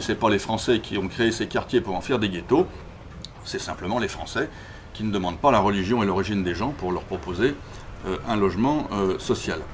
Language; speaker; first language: French; native; French